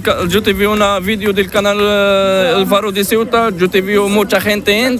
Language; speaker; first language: Spanish; non-native, learner; Arabic